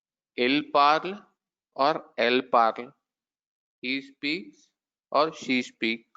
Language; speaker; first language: French; non-native, learner; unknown